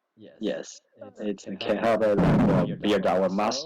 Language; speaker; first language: English; non-native, learner; Chinese